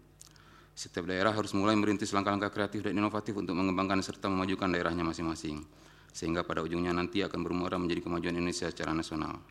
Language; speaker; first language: Indonesian; native; Indonesian